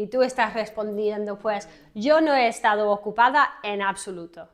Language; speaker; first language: Spanish; non-native, fluent; English